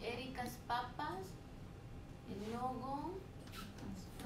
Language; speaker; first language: Swedish; non-native, learner; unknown